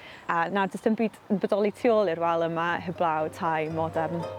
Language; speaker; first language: Welsh; native; Welsh